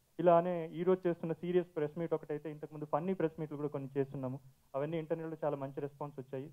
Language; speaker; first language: Telugu; native; Telugu